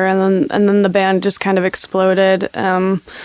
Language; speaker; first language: English; native; English